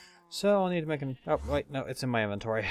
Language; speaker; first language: English; native; English